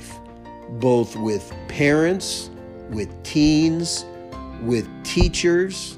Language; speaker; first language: English; native; English